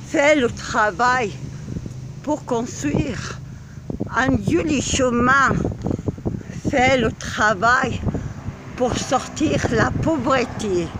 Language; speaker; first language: French; non-native, learner; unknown